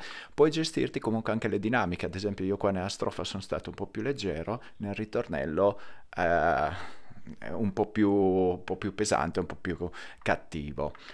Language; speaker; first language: Italian; native; Italian